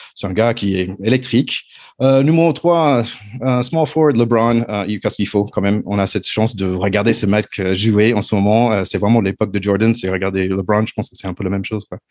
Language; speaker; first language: French; non-native, fluent; English